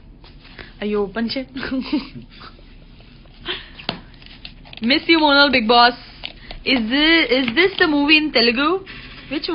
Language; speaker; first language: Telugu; non-native, learner; Gujarati